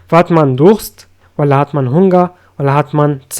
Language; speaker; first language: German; non-native, fluent; Arabic